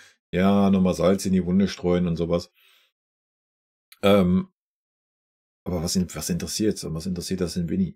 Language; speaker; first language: German; native; German